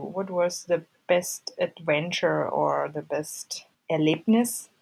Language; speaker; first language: English; non-native, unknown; German